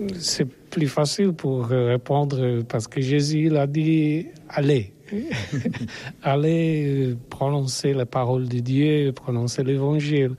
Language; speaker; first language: French; non-native, learner; Polish